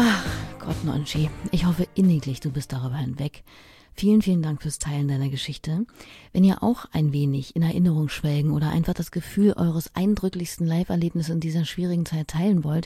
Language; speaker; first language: German; native; German